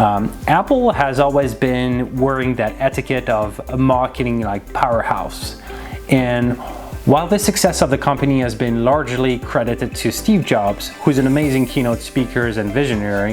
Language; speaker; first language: English; non-native, fluent; French